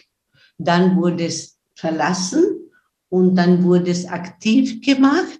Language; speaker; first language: German; non-native, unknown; Spanish